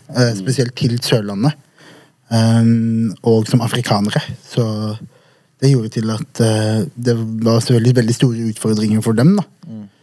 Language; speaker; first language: Norwegian; early bilingual, other home language; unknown